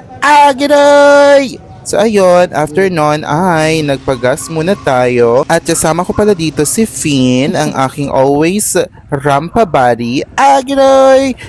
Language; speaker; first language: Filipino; non-native, local second language; Waray